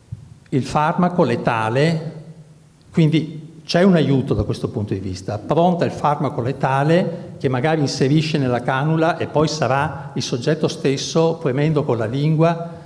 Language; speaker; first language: Italian; native; Italian